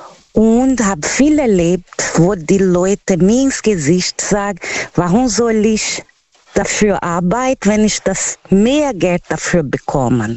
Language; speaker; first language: German; non-native, fluent; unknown